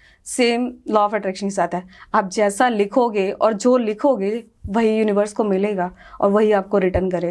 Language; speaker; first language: Hindi; native; Hindi